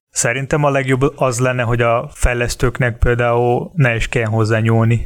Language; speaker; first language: Hungarian; non-native, fluent; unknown